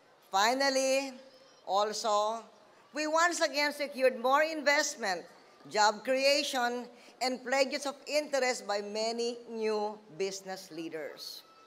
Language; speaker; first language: English; non-native, local second language; Filipino